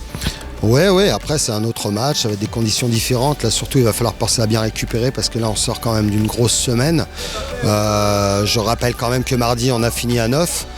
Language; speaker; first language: French; native; French